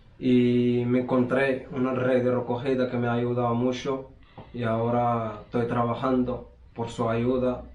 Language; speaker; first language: Spanish; non-native, learner; Arabic